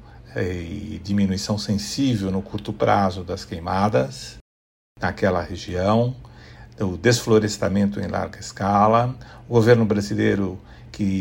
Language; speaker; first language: Portuguese; native; Portuguese